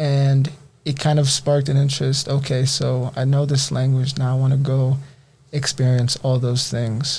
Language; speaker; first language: English; native; English